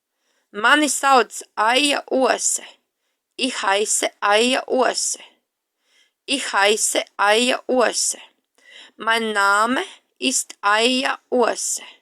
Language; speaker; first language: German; non-native, fluent; Latvian